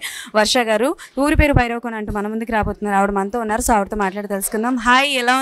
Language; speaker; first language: Telugu; native; Telugu